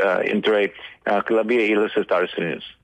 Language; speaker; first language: Spanish; non-native, learner; English